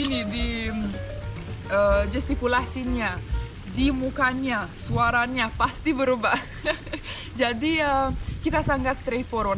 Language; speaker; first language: Indonesian; non-native, fluent; Romanian